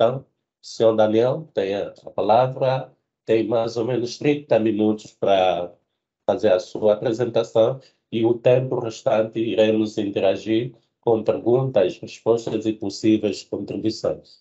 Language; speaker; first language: Portuguese; native; Portuguese